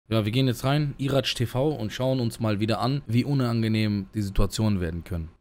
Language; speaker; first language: German; native; German